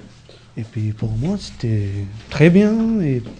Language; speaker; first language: French; non-native, learner; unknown